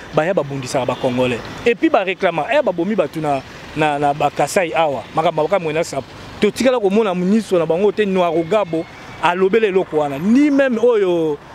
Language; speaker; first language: Lingala; native; Lingala